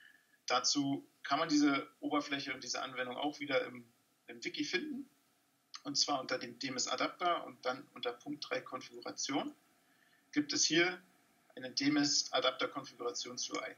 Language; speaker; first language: German; native; German